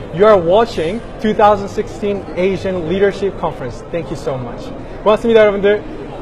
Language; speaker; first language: English; non-native, fluent; Korean